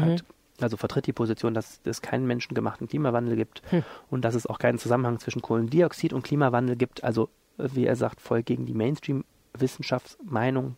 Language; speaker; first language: German; native; German